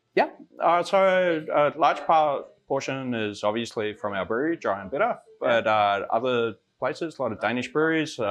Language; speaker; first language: English; native; English